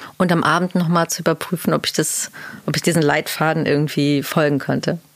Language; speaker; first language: German; early bilingual, other home language; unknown